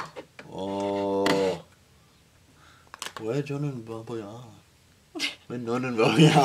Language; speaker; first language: Korean; non-native, learner; English